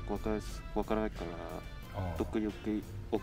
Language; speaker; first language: Japanese; non-native, learner; Vietnamese